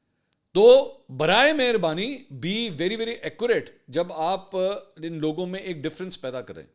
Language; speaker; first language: Urdu; native; Urdu